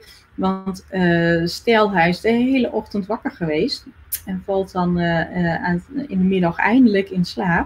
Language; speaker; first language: Dutch; native; Dutch